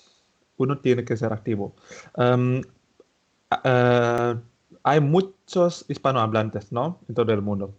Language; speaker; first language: Spanish; non-native, fluent; Indonesian